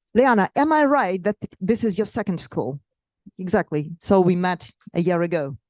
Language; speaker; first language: English; non-native, fluent; Russian